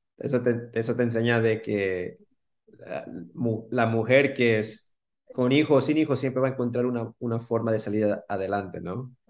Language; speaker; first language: Spanish; early bilingual, heritage; Spanish